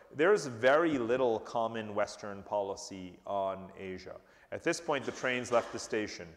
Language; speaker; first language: English; native; English